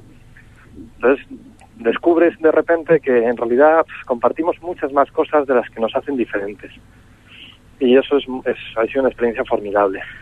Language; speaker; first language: Spanish; native; Spanish